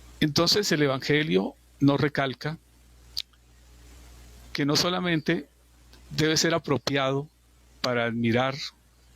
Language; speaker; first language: Spanish; native; Spanish